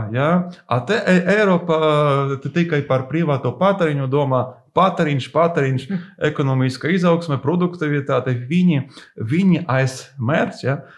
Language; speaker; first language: Latvian; non-native, local second language; Russian